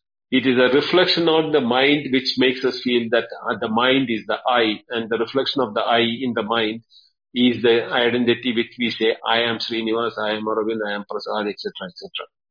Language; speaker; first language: English; non-native, local second language; Tamil